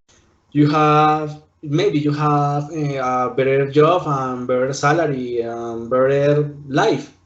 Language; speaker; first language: English; non-native, learner; Spanish